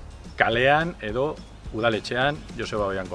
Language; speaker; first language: Basque; non-native, local second language; Spanish